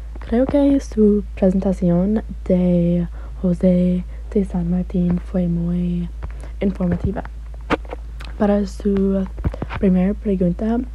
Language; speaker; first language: Spanish; non-native, learner; English